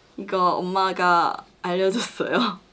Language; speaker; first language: Korean; non-native, learner; Chinese